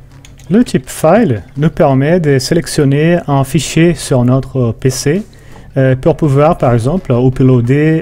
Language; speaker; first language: French; non-native, fluent; Portuguese